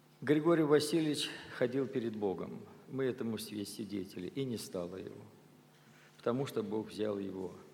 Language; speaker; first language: Russian; native; Russian